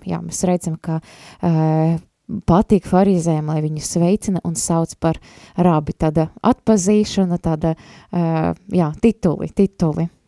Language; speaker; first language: Latvian; non-native, local second language; Russian